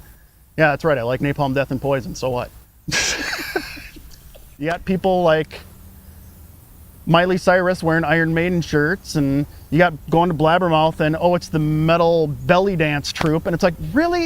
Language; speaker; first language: English; native; English